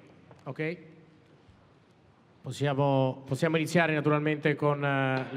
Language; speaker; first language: Italian; native; Italian